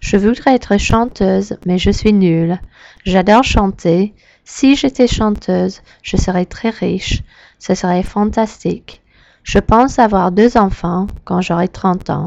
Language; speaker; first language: French; non-native, learner; English